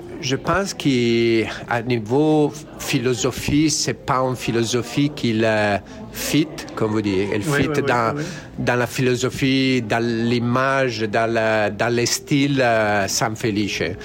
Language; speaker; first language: French; non-native, learner; Italian